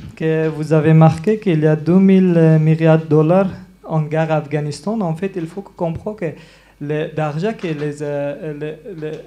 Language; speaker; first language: French; non-native, learner; Persian